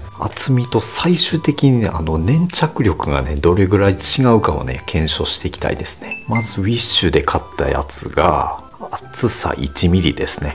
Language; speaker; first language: Japanese; native; Japanese